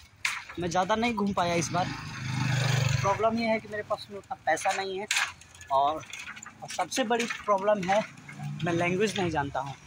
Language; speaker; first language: Hindi; non-native, local second language; Bhojpuri